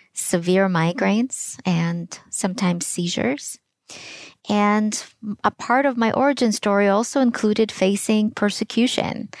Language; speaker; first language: English; early bilingual, other home language; Russian